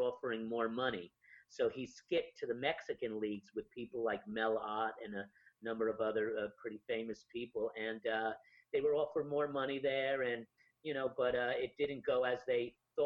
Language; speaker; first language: English; native; English